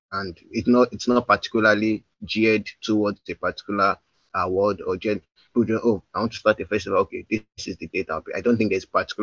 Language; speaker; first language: English; non-native, local second language; Yoruba